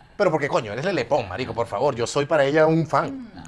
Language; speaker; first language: Spanish; native; Spanish